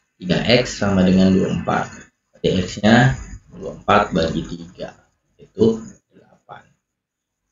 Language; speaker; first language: Indonesian; native; Indonesian